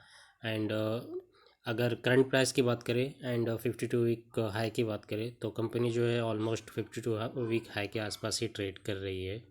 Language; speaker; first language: Hindi; native; Hindi